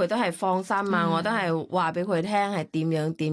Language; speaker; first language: Cantonese; non-native, learner; Thai